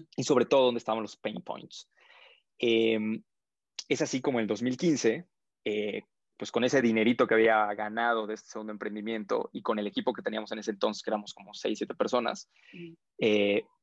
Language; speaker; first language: Spanish; native; Spanish